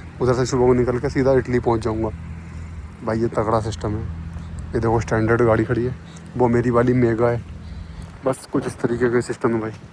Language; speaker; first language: Hindi; native; Hindi